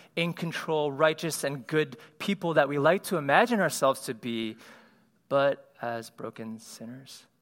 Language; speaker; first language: English; native; English